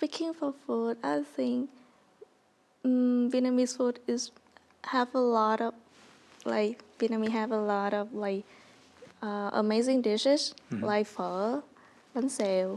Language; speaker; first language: English; non-native, learner; Vietnamese